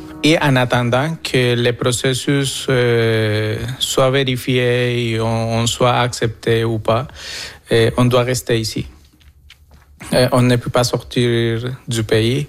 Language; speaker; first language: French; non-native, fluent; Spanish